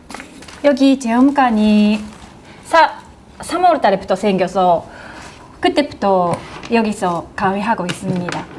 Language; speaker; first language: Korean; non-native, fluent; Japanese